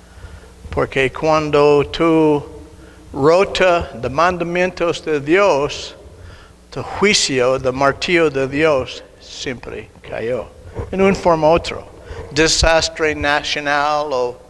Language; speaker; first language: Spanish; non-native, learner; English